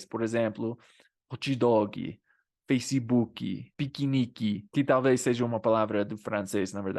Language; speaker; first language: Portuguese; non-native, fluent; English